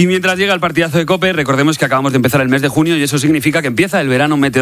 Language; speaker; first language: Spanish; native; Spanish